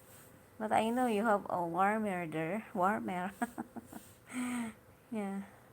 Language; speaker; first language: English; non-native, learner; Hiligaynon